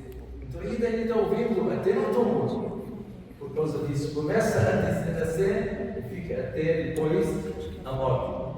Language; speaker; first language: Portuguese; non-native, fluent; Arabic